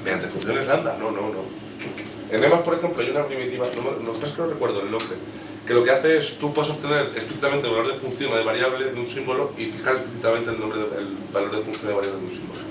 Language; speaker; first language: Spanish; native; Spanish